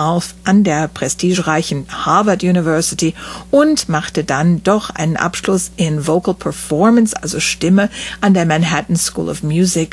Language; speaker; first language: German; native; German